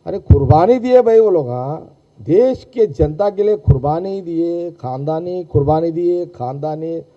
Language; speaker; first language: Hindi; non-native, local second language; Telugu